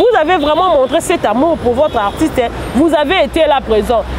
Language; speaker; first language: French; non-native, local second language; Lingala